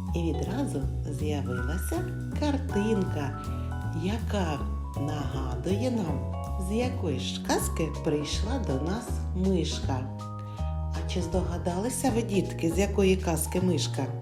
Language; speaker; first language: Ukrainian; native; Ukrainian